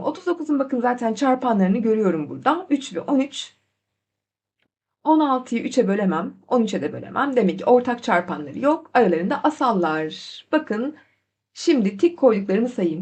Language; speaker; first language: Turkish; native; Turkish